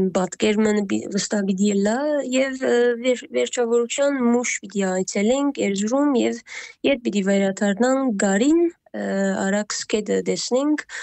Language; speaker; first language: Armenian; early bilingual, heritage; Armenian